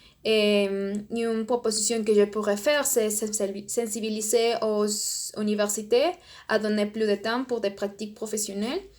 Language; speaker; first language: French; non-native, learner; Spanish